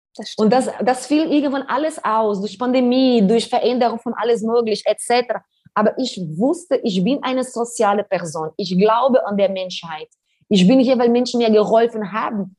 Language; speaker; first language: German; non-native, fluent; Portuguese